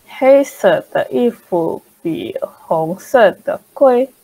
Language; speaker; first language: Chinese; non-native, learner; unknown